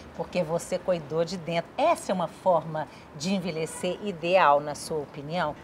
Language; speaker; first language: Portuguese; native; Portuguese